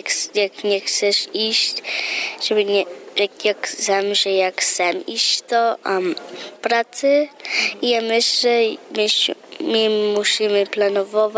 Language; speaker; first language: Polish; early bilingual, heritage; Polish